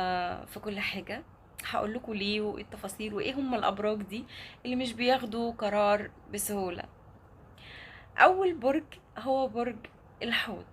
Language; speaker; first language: Arabic; native; Arabic